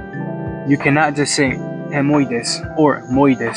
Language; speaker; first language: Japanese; non-native, learner; English